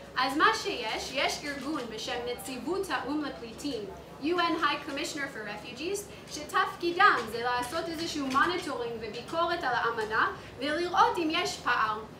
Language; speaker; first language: Hebrew; non-native, fluent; English